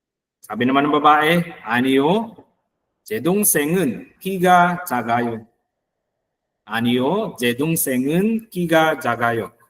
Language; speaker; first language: Korean; non-native, fluent; Filipino